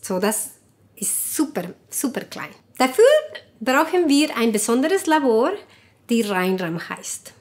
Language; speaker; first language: German; non-native, fluent; Spanish